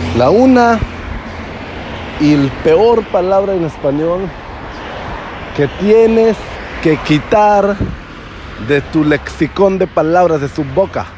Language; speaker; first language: Spanish; non-native, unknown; Hebrew